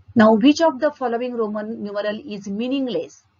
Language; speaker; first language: English; non-native, local second language; Marathi